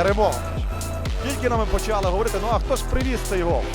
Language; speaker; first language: Ukrainian; native; Ukrainian